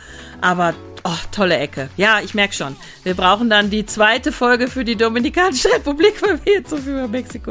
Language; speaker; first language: German; native; German